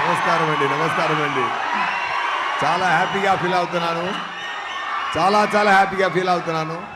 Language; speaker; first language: Telugu; non-native, learner; Tamil